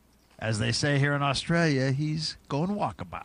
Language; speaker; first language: English; native; English